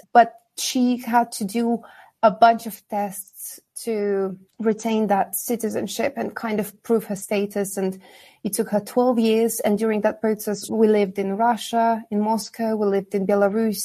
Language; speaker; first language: English; non-native, fluent; Kazakh